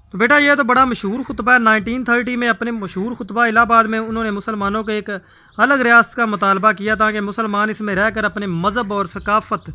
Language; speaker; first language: Urdu; native; Urdu